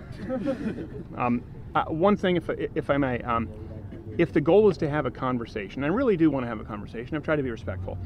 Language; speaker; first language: English; native; English